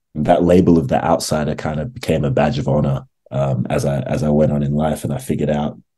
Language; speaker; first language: English; native; English